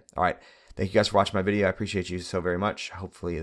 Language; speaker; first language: English; native; English